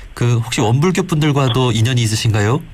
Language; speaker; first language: Korean; native; Korean